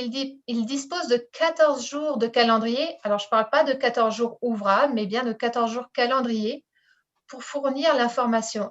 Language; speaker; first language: French; native; French